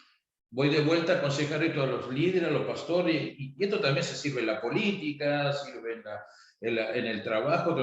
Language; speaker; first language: Spanish; native; Spanish